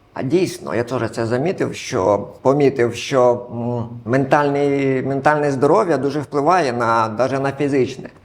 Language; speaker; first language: Ukrainian; non-native, local second language; Russian